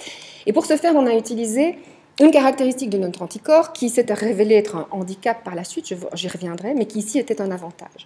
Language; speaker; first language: French; native; French